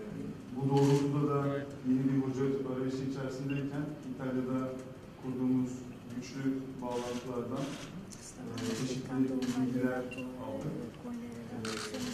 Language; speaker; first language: Turkish; native; Turkish